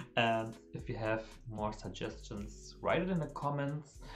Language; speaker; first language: English; non-native, fluent; German